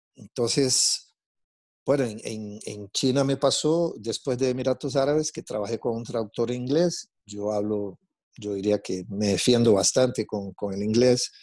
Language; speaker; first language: Spanish; non-native, fluent; Portuguese